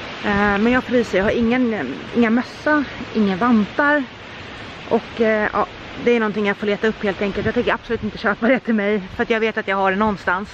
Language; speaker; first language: Swedish; native; Swedish